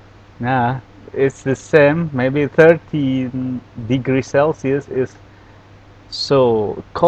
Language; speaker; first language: English; non-native, learner; Indonesian